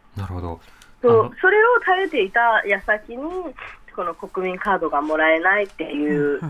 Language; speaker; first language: Japanese; early bilingual, other home language; Rohingya